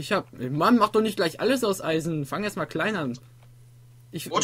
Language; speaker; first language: German; native; German